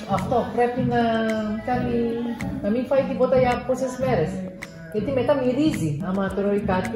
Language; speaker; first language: Greek; non-native, learner; Indonesian